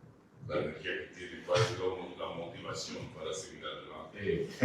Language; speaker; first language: Spanish; early bilingual, heritage; Spanish